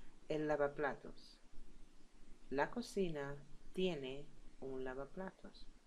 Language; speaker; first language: Spanish; native; Spanish